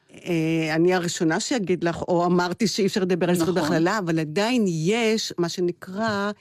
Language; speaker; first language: Hebrew; native; Hebrew